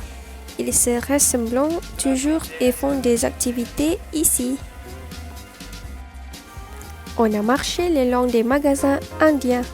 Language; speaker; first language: French; non-native, learner; Malay